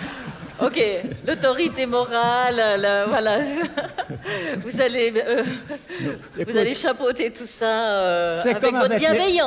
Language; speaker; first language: French; native; French